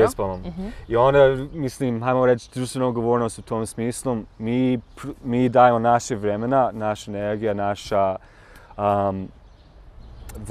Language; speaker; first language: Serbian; non-native, learner; English